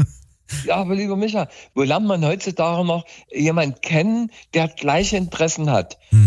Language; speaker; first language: German; native; German